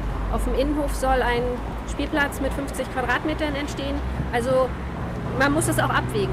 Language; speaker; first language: German; native; German